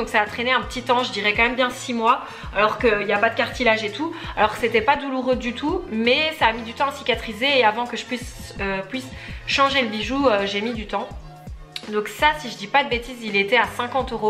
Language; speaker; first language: French; native; French